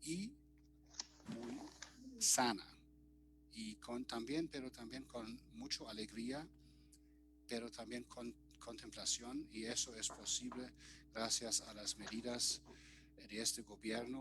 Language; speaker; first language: Spanish; non-native, fluent; German